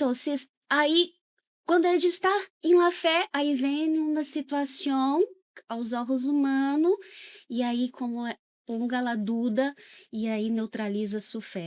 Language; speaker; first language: Portuguese; non-native, learner; Spanish